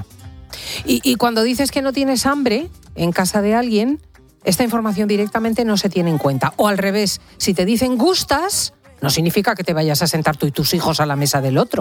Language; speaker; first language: Spanish; native; Spanish